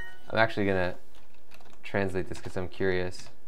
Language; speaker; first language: English; native; English